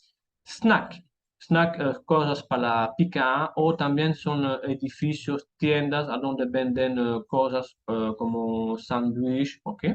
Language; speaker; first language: Spanish; non-native, fluent; French